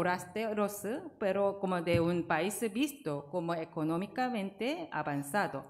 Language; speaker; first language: Spanish; non-native, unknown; Korean